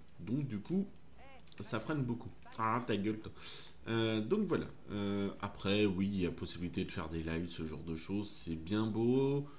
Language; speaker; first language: French; native; French